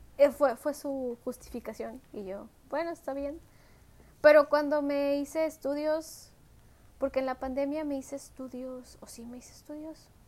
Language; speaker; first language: Spanish; early bilingual, heritage; Spanish